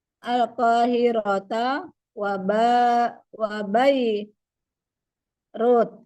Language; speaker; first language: Arabic; non-native, learner; Indonesian